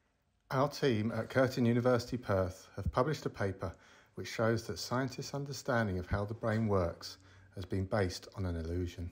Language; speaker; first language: English; native; English